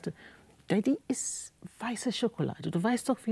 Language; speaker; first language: German; non-native, fluent; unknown